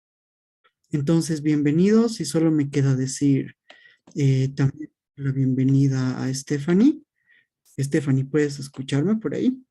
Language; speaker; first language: Spanish; native; Spanish